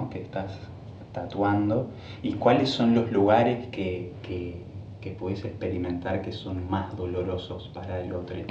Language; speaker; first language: Spanish; native; Spanish